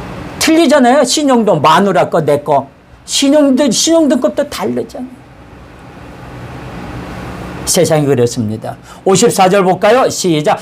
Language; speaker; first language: Korean; native; Korean